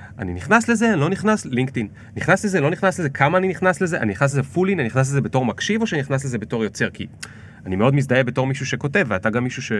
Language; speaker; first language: Hebrew; native; Hebrew